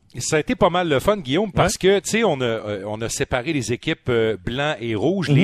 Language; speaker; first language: French; native; French